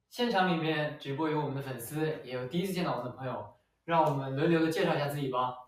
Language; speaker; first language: Chinese; non-native, learner; Korean